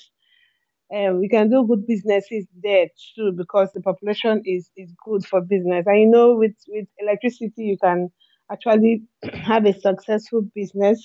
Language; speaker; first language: English; non-native, local second language; Igbo